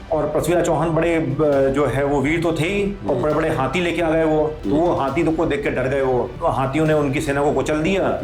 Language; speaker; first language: Hindi; native; Hindi